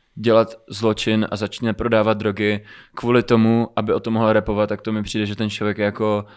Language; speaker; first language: Czech; early bilingual, other home language; Romanian